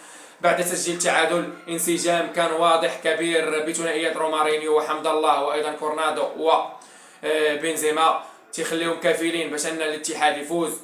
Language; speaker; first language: Arabic; native; Arabic